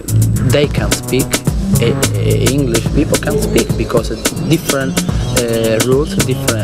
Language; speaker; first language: English; non-native, learner; Italian